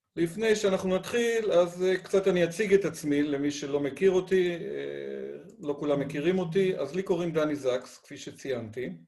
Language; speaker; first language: Hebrew; non-native, fluent; Spanish